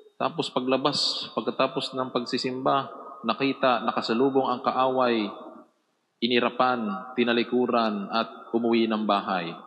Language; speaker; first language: Filipino; native; Filipino